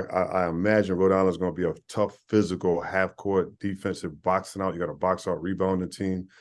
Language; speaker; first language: English; native; English